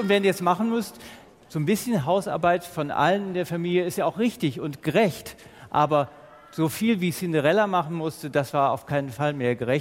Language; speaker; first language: German; native; German